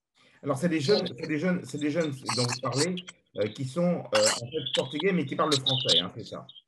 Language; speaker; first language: French; native; French